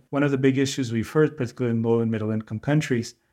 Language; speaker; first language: English; non-native, fluent; Portuguese